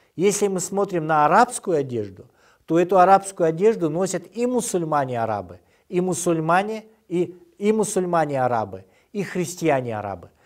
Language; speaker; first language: Russian; non-native, local second language; Kyrgyz